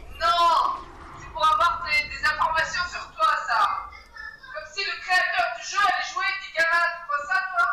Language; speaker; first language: French; native; French